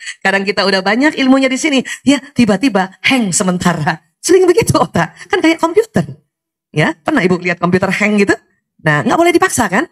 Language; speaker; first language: Indonesian; native; Indonesian